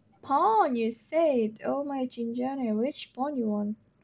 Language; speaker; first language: English; non-native, fluent; Indonesian